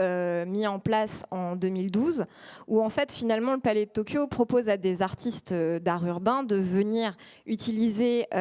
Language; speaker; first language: French; native; French